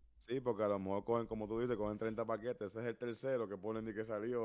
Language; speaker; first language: Spanish; early bilingual, heritage; Spanish